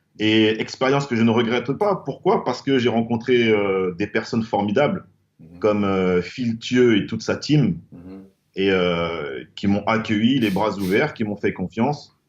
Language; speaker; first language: French; native; French